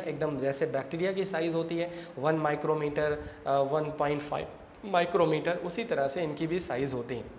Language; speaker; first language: Hindi; native; Hindi